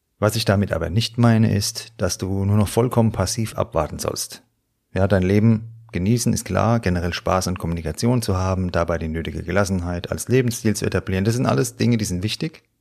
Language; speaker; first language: German; native; German